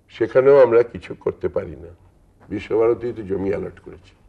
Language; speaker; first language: Bangla; native; Bangla